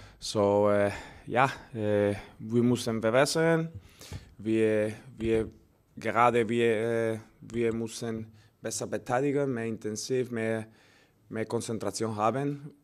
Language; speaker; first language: German; non-native, learner; Spanish